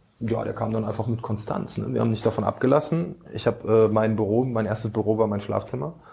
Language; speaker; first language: German; early bilingual, other home language; Bosnian